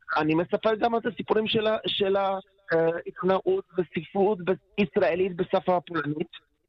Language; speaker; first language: Hebrew; non-native, fluent; Polish